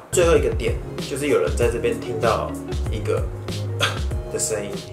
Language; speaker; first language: Chinese; native; Chinese